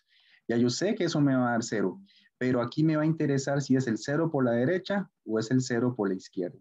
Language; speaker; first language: Spanish; native; Spanish